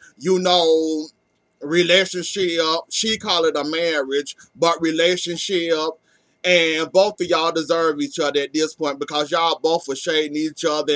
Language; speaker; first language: English; native; English